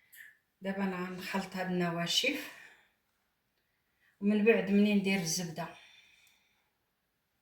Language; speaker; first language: Arabic; native; Arabic